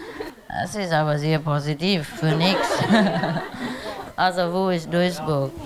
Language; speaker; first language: German; non-native, learner; Vietnamese